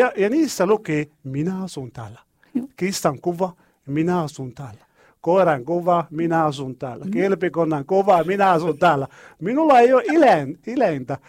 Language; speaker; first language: Finnish; non-native, learner; Arabic